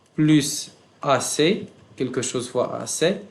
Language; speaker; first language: French; non-native, local second language; Arabic